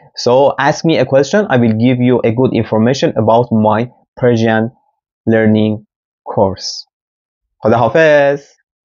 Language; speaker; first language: English; non-native, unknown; Persian